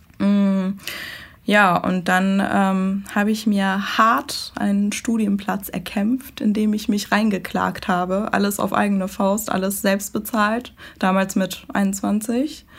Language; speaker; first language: German; early bilingual, other home language; Persian